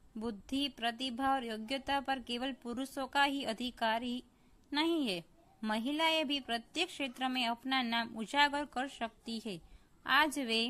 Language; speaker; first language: Hindi; non-native, local second language; Gujarati